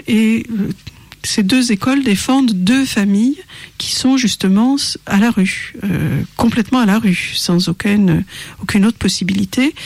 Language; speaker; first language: French; native; French